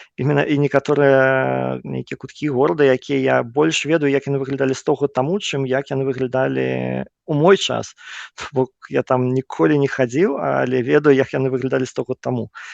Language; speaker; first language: Belarusian; non-native, local second language; Russian